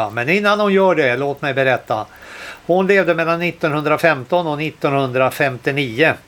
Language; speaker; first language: Swedish; native; Swedish